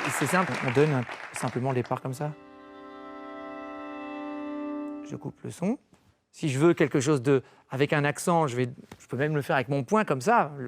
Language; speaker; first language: French; native; French